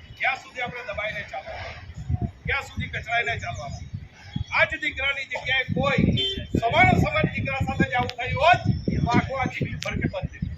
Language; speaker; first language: Gujarati; native; Gujarati